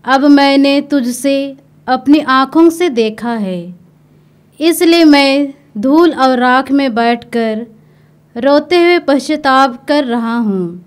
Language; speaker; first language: Hindi; native; Hindi